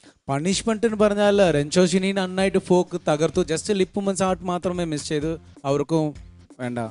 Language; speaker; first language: Malayalam; non-native, local second language; Tamil